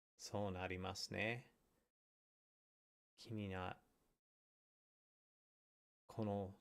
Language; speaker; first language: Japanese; non-native, learner; English